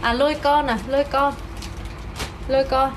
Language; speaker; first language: Vietnamese; native; Vietnamese